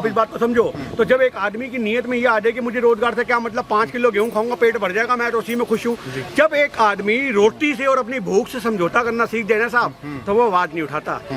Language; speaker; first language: Hindi; native; Hindi